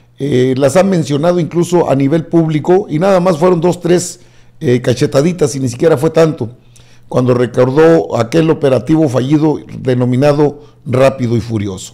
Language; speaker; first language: Spanish; native; Spanish